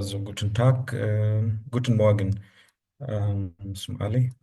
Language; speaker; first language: German; non-native, fluent; Urdu